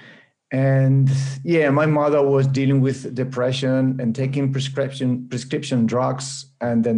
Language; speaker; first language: English; non-native, fluent; Spanish